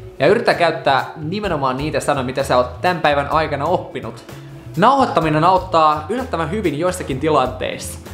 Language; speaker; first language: Finnish; non-native, fluent; Russian